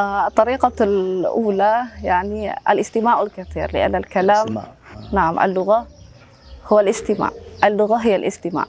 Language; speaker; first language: Arabic; non-native, fluent; Indonesian